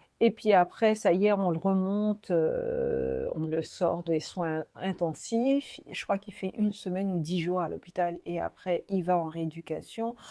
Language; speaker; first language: French; native; French